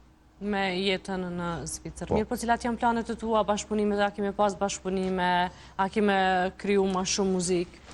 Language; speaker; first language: Albanian; native; Albanian